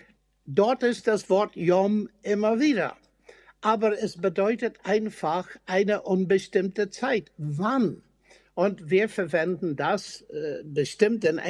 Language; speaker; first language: German; non-native, fluent; English